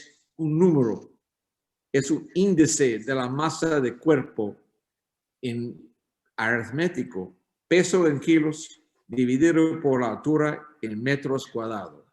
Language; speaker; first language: Spanish; non-native, learner; English